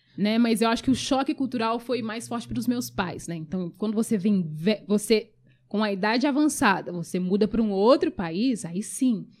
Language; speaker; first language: Portuguese; early bilingual, other home language; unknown